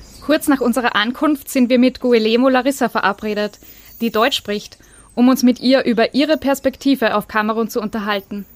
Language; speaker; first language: German; native; German